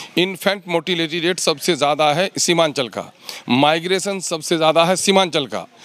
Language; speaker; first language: Hindi; native; Hindi